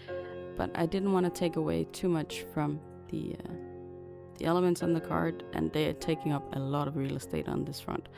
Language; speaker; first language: English; non-native, fluent; Danish